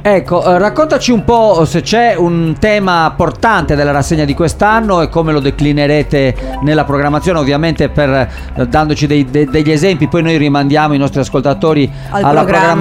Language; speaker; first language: Italian; native; Italian